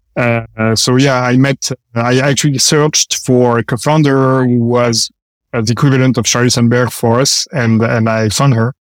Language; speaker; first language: English; non-native, fluent; French